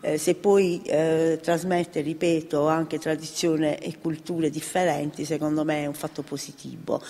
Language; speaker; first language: Italian; native; Italian